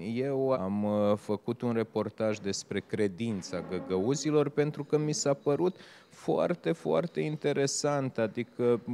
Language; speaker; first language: Romanian; native; Romanian